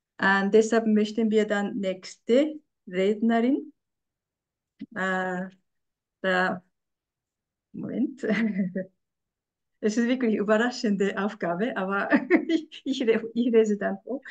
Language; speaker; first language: German; non-native, fluent; Japanese